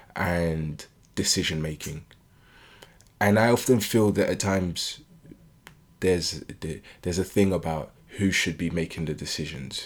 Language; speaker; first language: English; native; English